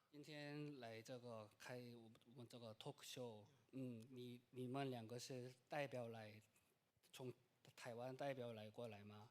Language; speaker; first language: Chinese; non-native, learner; Korean